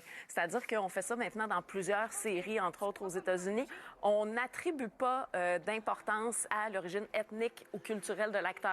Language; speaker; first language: French; native; French